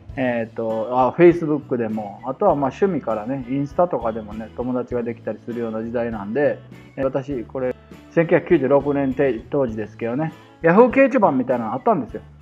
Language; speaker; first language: Japanese; native; Japanese